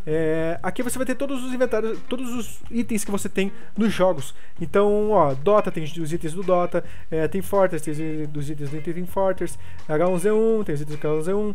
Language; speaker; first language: Portuguese; native; Portuguese